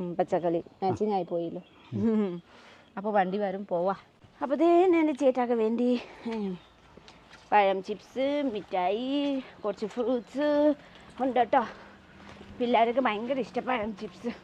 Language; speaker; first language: Malayalam; non-native, learner; Nepali